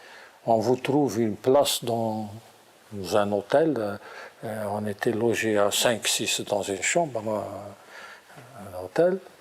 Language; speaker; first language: French; non-native, local second language; Kabyle